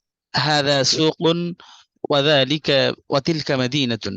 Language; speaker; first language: Arabic; non-native, learner; Bangla